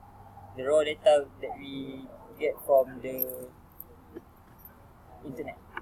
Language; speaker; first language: English; non-native, learner; Malay